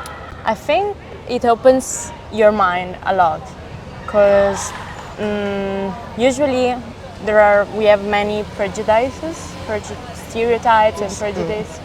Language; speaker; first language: English; non-native, fluent; Italian